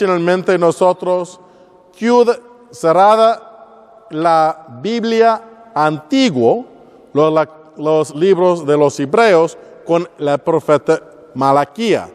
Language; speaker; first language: Spanish; non-native, learner; English